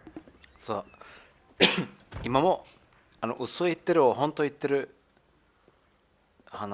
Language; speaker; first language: Japanese; non-native, learner; German